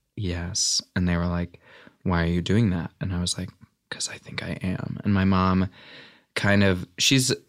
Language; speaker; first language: English; native; English